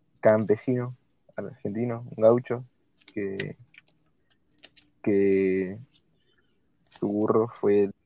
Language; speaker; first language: Spanish; native; Spanish